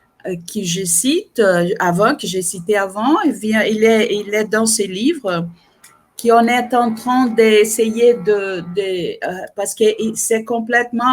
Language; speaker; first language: French; non-native, fluent; Portuguese